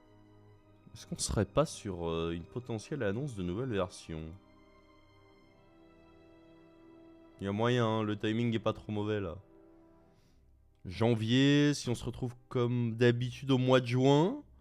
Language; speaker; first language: French; native; French